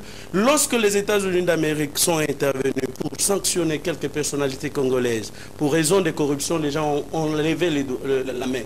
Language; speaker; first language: French; non-native, local second language; Lingala